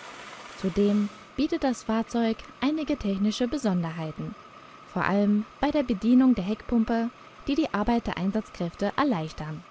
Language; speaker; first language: German; native; German